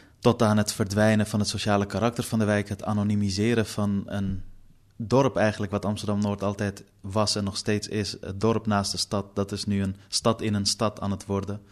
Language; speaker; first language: Dutch; early bilingual, other home language; Persian